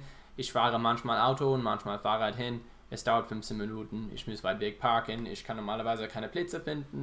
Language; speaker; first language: German; non-native, fluent; English